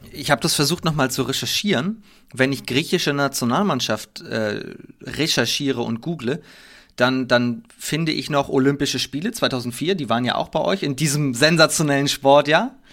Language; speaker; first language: German; native; German